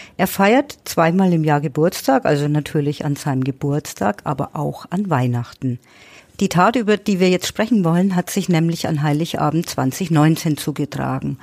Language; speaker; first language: German; native; German